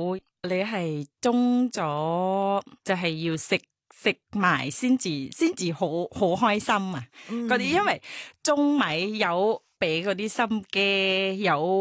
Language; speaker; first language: Cantonese; non-native, learner; Thai